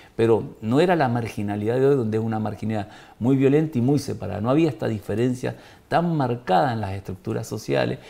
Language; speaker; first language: Spanish; native; Spanish